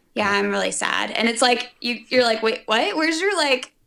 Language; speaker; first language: English; native; English